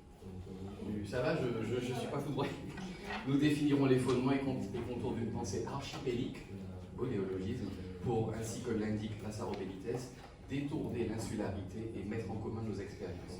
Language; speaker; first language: French; native; French